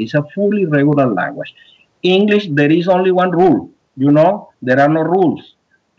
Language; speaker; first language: English; early bilingual, other home language; Spanish